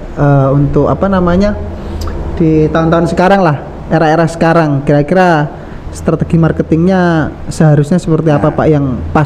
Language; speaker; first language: Indonesian; native; Indonesian